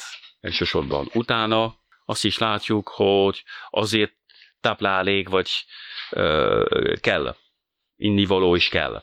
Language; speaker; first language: Hungarian; non-native, fluent; French